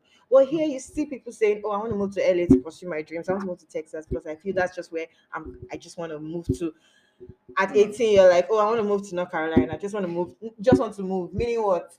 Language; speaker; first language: English; non-native, local second language; Yoruba